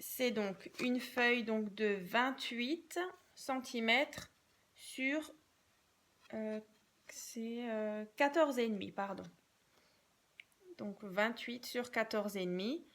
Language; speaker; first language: French; native; French